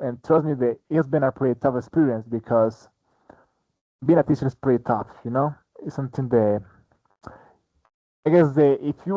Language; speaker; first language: English; non-native, fluent; Spanish